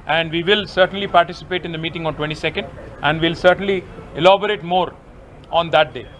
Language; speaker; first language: English; non-native, local second language; Telugu